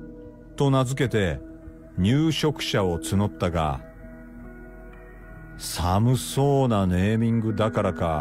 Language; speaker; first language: Japanese; native; Japanese